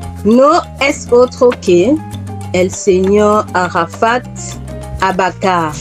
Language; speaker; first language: Spanish; non-native, fluent; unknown